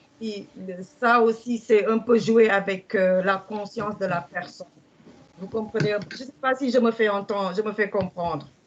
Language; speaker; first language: French; non-native, local second language; Wolof